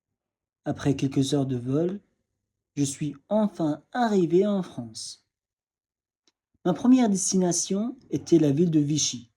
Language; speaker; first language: French; non-native, fluent; Arabic